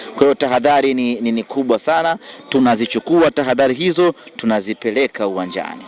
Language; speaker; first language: Swahili; native; Swahili